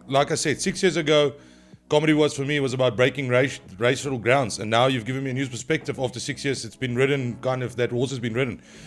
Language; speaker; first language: English; non-native, local second language; Afrikaans